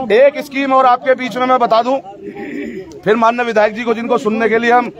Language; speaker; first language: Hindi; native; Hindi